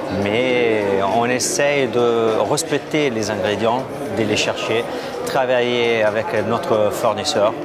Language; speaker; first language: French; non-native, fluent; Italian